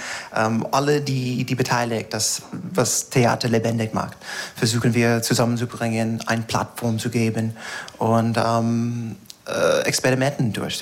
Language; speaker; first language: German; non-native, fluent; English